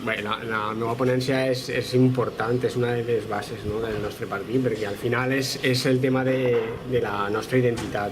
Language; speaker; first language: Catalan; native; Catalan